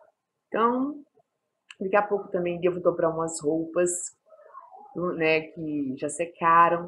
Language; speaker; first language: Portuguese; native; Portuguese